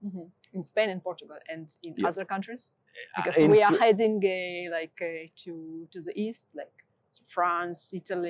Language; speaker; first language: English; non-native, fluent; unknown